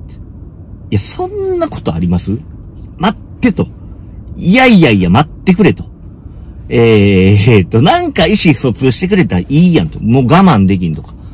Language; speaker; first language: Japanese; native; Japanese